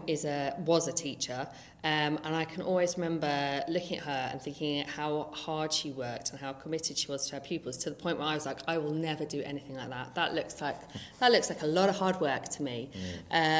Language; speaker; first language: English; native; English